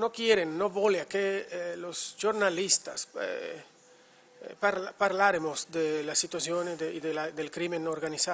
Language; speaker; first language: Italian; non-native, learner; Spanish